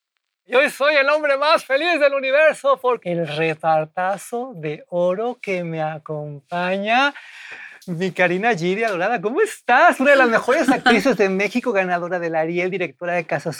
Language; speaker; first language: Spanish; native; Spanish